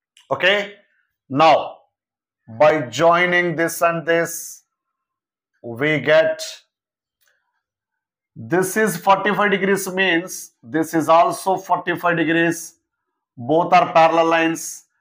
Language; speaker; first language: English; non-native, local second language; Telugu